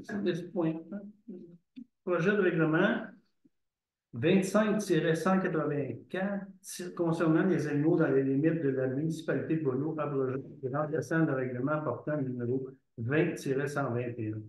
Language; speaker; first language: French; native; French